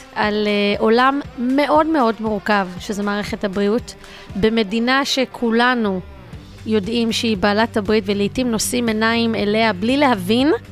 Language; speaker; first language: Hebrew; native; Hebrew